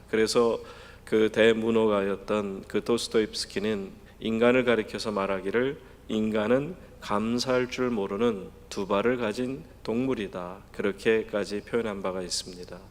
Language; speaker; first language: Korean; native; Korean